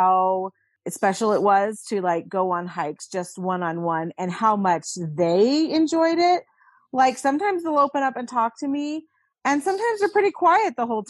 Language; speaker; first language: English; native; English